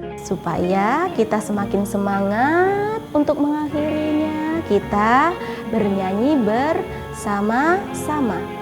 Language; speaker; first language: Indonesian; native; Indonesian